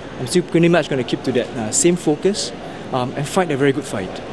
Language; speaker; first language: English; non-native, local second language; Chinese